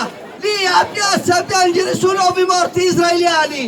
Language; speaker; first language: Italian; non-native, local second language; Arabic